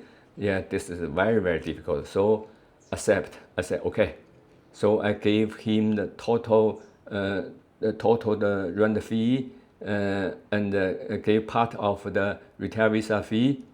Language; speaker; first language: English; non-native, learner; Chinese